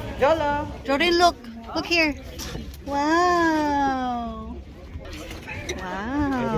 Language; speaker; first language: English; non-native, local second language; Filipino